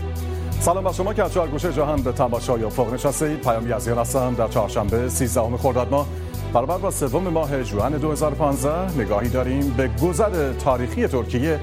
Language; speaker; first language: Persian; native; Persian